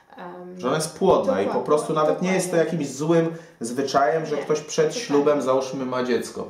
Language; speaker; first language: Polish; native; Polish